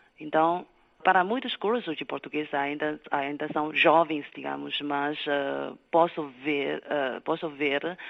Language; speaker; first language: Portuguese; non-native, fluent; Chinese